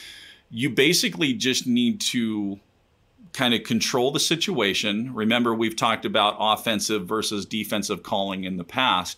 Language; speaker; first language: English; native; English